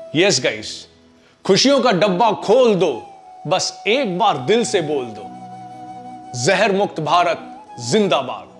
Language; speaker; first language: Hindi; native; Hindi